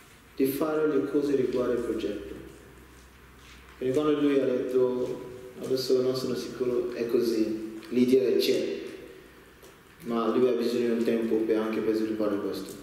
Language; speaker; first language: Italian; non-native, learner; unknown